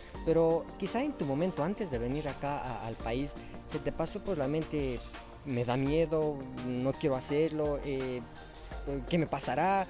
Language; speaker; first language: Spanish; native; Spanish